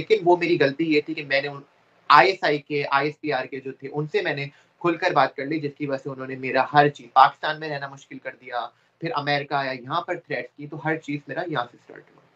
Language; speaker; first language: Urdu; native; Urdu